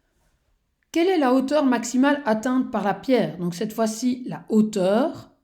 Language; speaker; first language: French; native; French